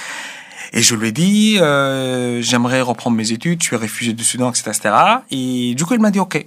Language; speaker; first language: French; non-native, fluent; Arabic